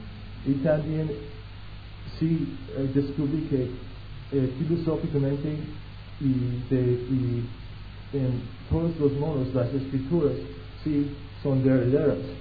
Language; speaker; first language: Spanish; non-native, fluent; English